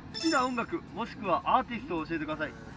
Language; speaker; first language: Japanese; native; Japanese